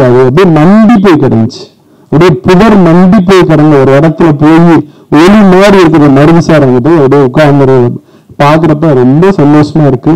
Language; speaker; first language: Tamil; native; Tamil